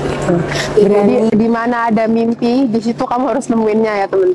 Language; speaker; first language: Indonesian; native; Indonesian